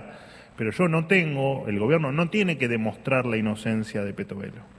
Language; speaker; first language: Spanish; native; Spanish